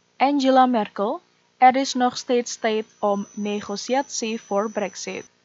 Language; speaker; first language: Dutch; non-native, fluent; Indonesian